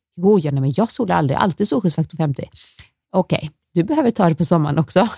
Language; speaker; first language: Swedish; native; Swedish